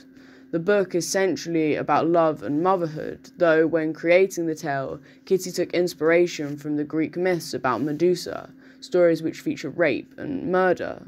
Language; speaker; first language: English; native; English